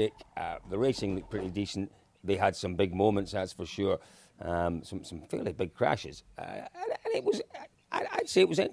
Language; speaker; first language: English; native; English